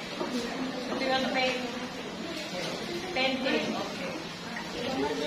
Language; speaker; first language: English; non-native, fluent; Indonesian